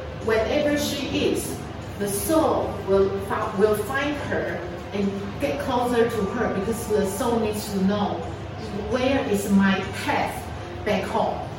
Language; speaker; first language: English; non-native, fluent; Chinese